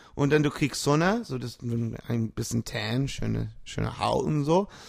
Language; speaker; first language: German; non-native, learner; English